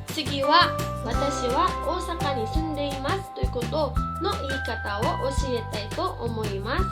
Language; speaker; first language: Japanese; non-native, fluent; Filipino